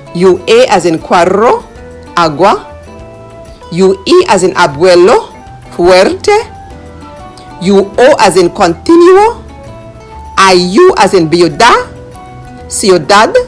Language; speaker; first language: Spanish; non-native, learner; English